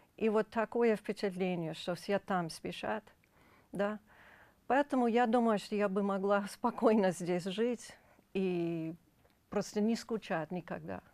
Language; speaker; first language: Russian; non-native, fluent; English